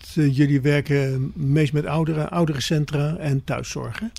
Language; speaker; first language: Dutch; native; Dutch